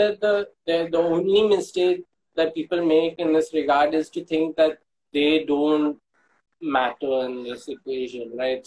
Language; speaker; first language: English; non-native, local second language; Hindi